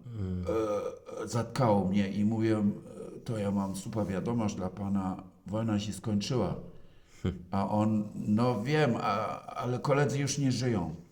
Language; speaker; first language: Polish; non-native, fluent; German